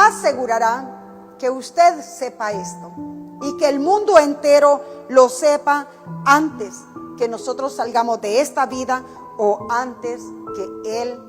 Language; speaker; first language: Spanish; native; Spanish